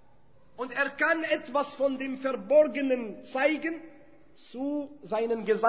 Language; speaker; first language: German; non-native, fluent; Arabic